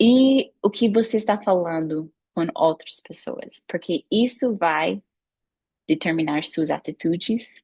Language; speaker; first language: Portuguese; non-native, fluent; English